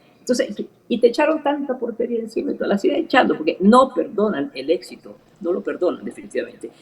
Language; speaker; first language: Spanish; early bilingual, other home language; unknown